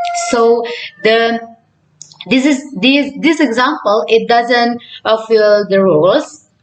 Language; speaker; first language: English; non-native, learner; Indonesian